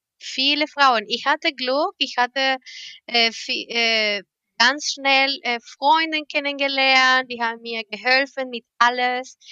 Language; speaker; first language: German; non-native, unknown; Spanish